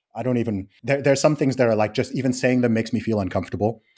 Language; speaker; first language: English; native; English